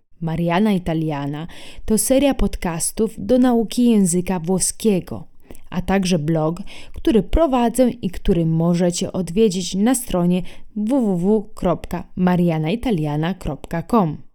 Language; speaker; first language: Polish; non-native, fluent; Italian